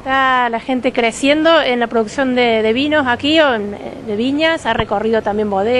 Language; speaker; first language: Spanish; native; Spanish